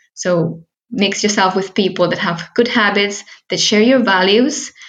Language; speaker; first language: English; early bilingual, heritage; Spanish